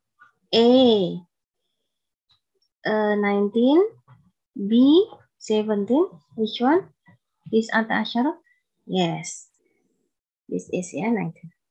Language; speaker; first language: English; non-native, learner; Indonesian